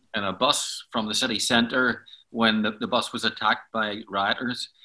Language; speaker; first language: English; native; English